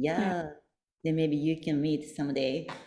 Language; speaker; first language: English; non-native, learner; Japanese